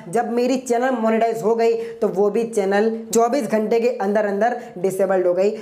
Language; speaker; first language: Hindi; non-native, local second language; Gujarati